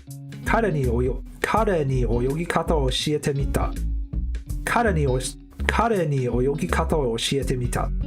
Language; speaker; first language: Japanese; non-native, learner; Cantonese